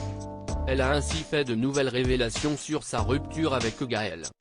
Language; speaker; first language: French; native; French